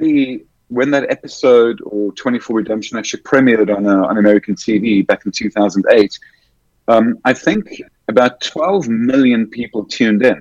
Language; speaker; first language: English; native; English